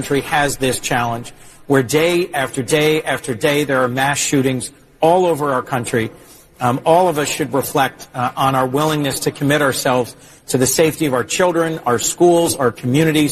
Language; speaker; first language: English; native; English